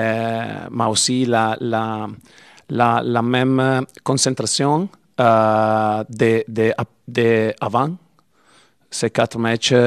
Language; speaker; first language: French; non-native, learner; Italian